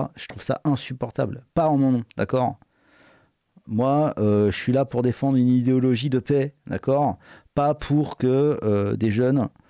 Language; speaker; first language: French; native; French